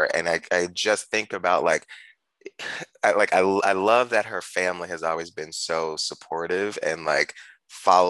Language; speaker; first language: English; native; English